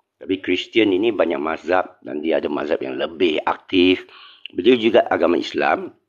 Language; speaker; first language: Malay; non-native, local second language; Chinese